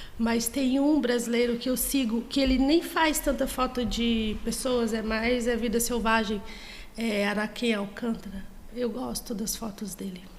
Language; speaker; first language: Portuguese; native; Portuguese